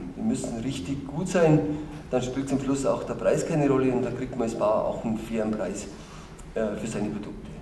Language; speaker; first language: German; native; German